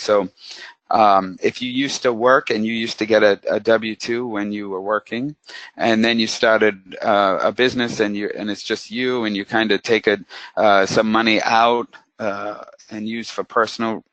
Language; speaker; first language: English; native; English